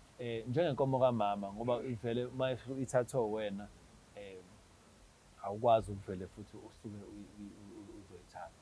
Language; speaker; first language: Zulu; native; Zulu